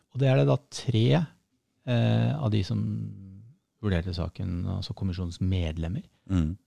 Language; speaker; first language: Norwegian; native; Norwegian